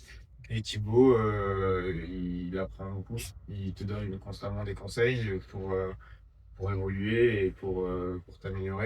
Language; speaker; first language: French; native; French